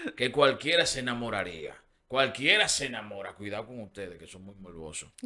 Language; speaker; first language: Spanish; native; Spanish